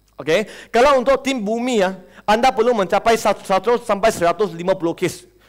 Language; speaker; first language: Malay; non-native, local second language; Chinese